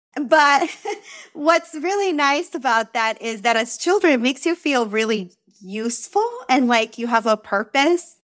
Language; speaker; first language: English; early bilingual, other home language; Spanish